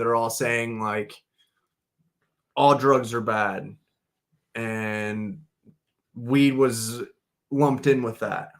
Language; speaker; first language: English; native; English